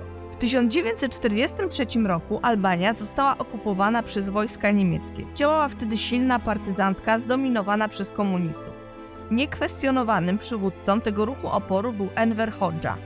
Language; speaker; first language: Polish; native; Polish